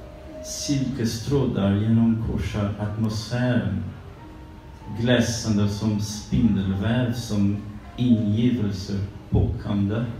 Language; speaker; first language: Swedish; non-native, learner; French